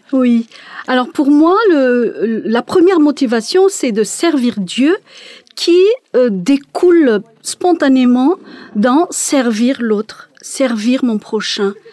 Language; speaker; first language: French; non-native, local second language; Malagasy